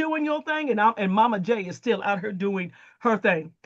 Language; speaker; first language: English; native; English